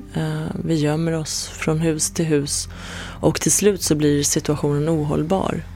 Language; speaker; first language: Swedish; early bilingual, other home language; Persian